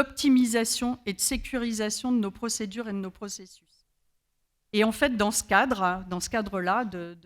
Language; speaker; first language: French; native; French